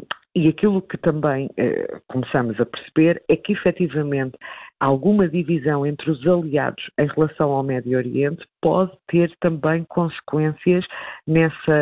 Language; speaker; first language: Portuguese; native; Portuguese